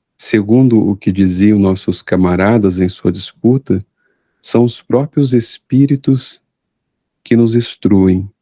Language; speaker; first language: Portuguese; native; Portuguese